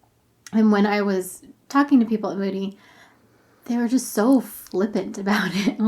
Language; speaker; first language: English; native; English